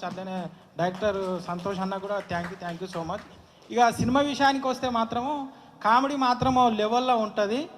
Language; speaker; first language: Telugu; native; Telugu